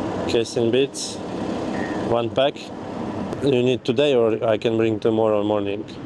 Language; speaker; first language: English; non-native, learner; Ukrainian